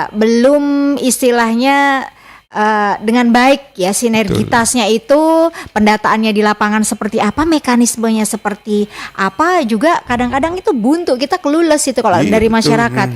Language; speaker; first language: Indonesian; native; Indonesian